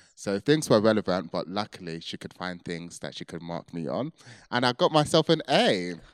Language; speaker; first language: English; early bilingual, other home language; Yoruba